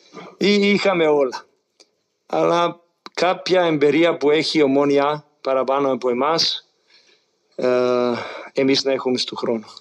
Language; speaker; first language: Greek; non-native, fluent; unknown